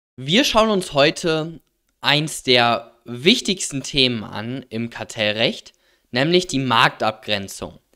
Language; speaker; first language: German; native; German